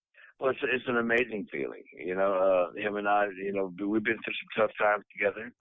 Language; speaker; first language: English; native; English